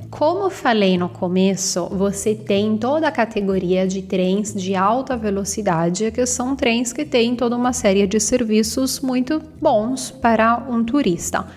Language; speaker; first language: Portuguese; non-native, fluent; Italian